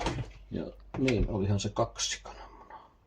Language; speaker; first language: Finnish; non-native, fluent; Filipino